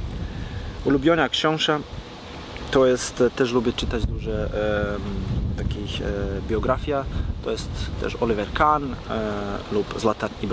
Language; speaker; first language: Polish; non-native, learner; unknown